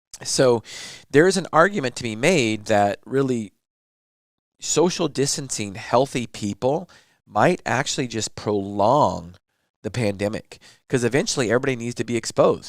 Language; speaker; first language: English; native; English